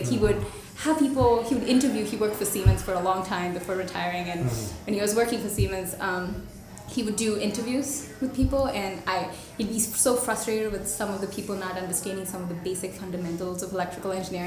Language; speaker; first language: English; non-native, local second language; Telugu